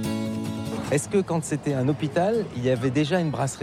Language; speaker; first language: French; native; French